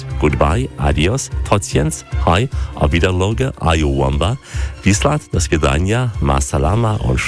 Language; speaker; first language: German; native; German